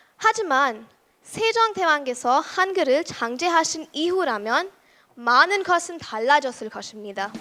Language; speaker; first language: Korean; non-native, fluent; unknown